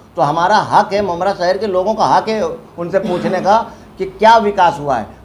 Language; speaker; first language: Hindi; non-native, local second language; Urdu